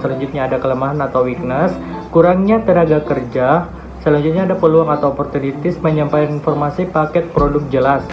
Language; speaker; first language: Indonesian; native; Indonesian